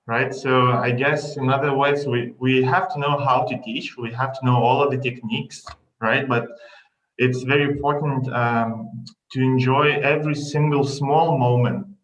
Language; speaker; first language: English; non-native, fluent; Lithuanian